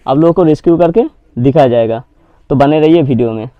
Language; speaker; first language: Hindi; non-native, local second language; Bangla